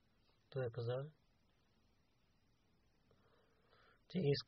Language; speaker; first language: Bulgarian; non-native, learner; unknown